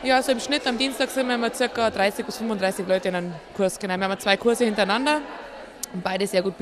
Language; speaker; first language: German; native; German